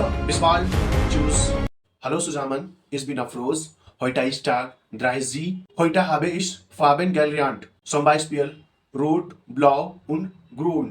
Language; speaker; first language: German; non-native, learner; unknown